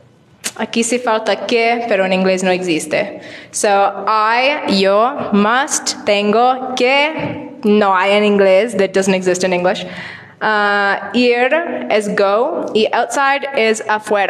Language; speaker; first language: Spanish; non-native, learner; English